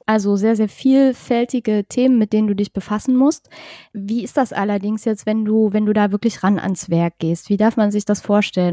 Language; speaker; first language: German; native; German